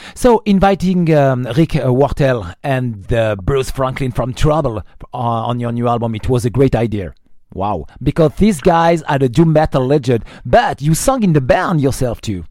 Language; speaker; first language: English; non-native, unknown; French